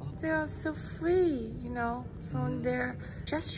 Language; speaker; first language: English; non-native, learner; Chinese